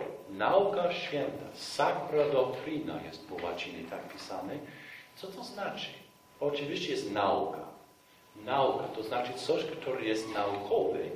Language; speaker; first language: Polish; non-native, fluent; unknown